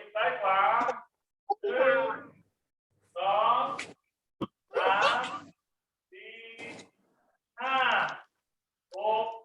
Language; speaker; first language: Thai; native; Thai